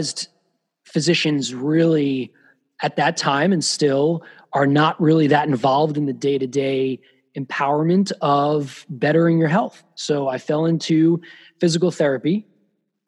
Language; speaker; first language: English; native; English